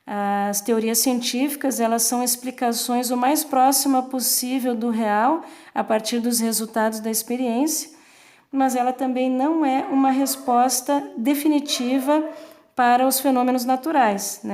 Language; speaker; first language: Portuguese; native; Portuguese